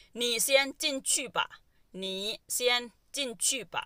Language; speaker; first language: Chinese; non-native, fluent; Thai